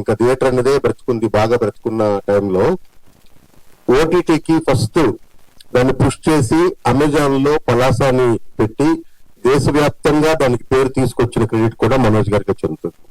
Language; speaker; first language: Telugu; native; Telugu